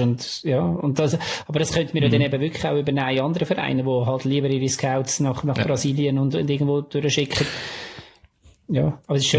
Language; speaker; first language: German; native; German